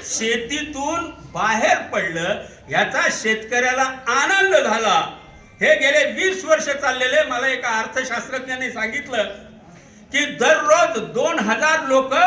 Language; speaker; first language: Marathi; non-native, local second language; Urdu